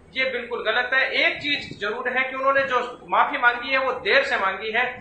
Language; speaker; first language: Hindi; native; Hindi